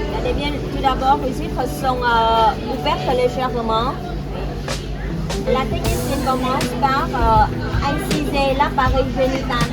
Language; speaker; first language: French; non-native, fluent; Vietnamese